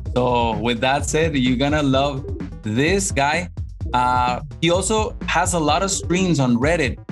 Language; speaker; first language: English; non-native, fluent; Spanish